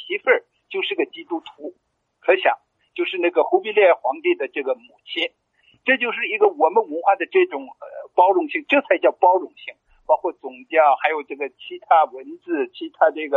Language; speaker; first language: Chinese; non-native, local second language; Mongolian